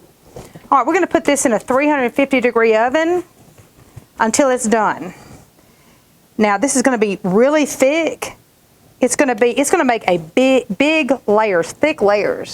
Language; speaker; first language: English; native; English